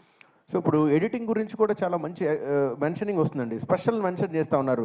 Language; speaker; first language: Telugu; native; Telugu